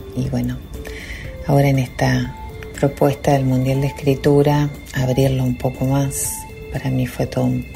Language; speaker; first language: Spanish; native; Spanish